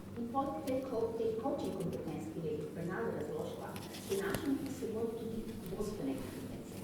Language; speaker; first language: Slovenian; non-native, fluent; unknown